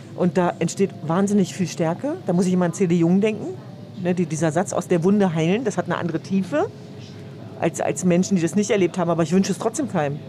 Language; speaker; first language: German; native; German